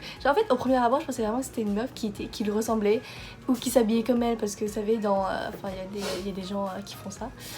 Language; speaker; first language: French; native; French